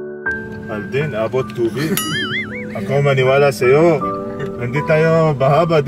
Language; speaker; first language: Filipino; non-native, learner; Arabic